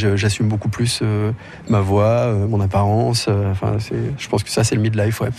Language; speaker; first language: French; native; French